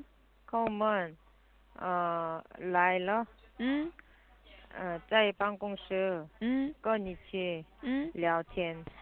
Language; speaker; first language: Chinese; non-native, learner; Korean